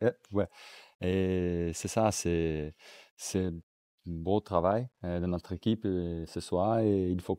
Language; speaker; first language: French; non-native, learner; Portuguese